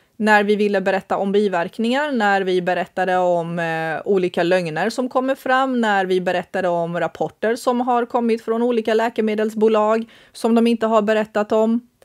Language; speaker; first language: Swedish; early bilingual, other home language; Bosnian